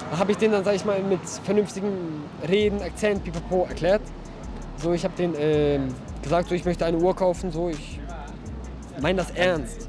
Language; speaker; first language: German; early bilingual, other home language; Russian